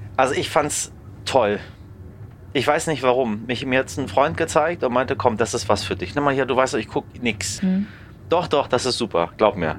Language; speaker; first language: German; early bilingual, other home language; Persian